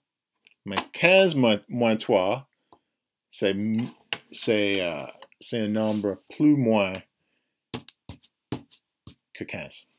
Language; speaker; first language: French; non-native, fluent; English